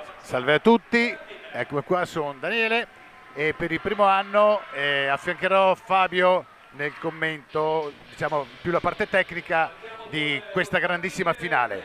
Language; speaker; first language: Italian; native; Italian